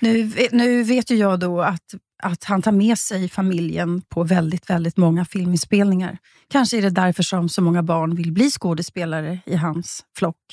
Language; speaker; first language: Swedish; native; Swedish